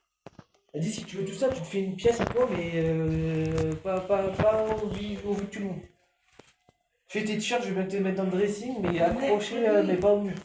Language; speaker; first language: French; native; French